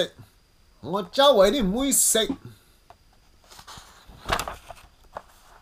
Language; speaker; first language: Cantonese; early bilingual, heritage; English